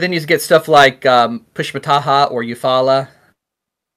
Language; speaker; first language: English; native; English